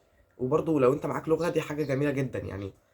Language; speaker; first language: Arabic; native; Arabic